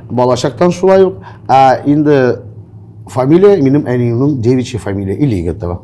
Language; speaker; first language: Tatar; non-native, local second language; Russian